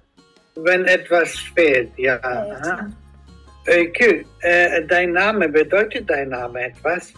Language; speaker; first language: German; non-native, fluent; Greek